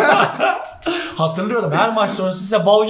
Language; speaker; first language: Turkish; native; Turkish